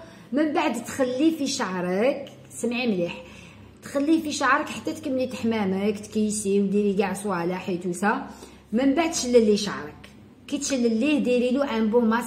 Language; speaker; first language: Arabic; native; Arabic